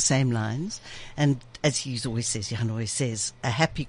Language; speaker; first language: English; native; English